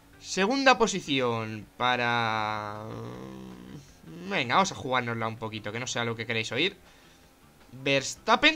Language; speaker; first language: Spanish; native; Spanish